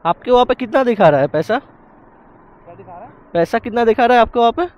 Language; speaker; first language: Hindi; non-native, local second language; Bangla